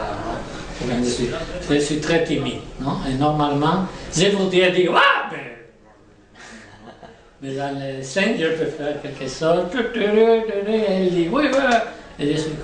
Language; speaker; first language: French; non-native, learner; Spanish